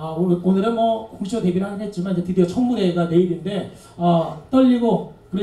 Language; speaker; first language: Korean; native; Korean